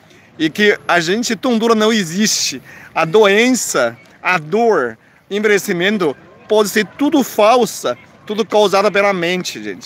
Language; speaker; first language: Portuguese; non-native, fluent; Chinese